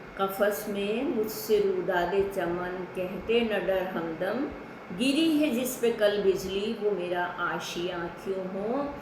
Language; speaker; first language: Urdu; native; Urdu